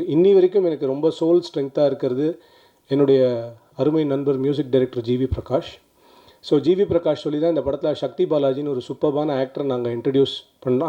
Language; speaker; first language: Tamil; native; Tamil